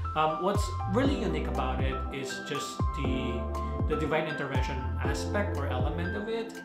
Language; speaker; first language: English; non-native, local second language; Filipino